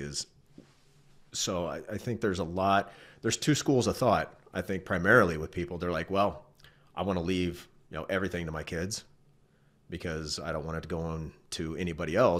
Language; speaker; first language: English; native; English